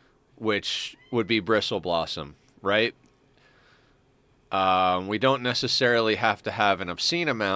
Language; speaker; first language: English; native; English